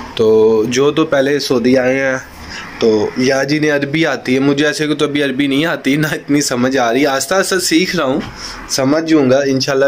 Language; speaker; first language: Urdu; non-native, local second language; Punjabi